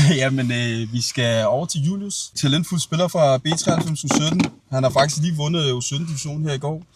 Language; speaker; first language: Danish; early bilingual, other home language; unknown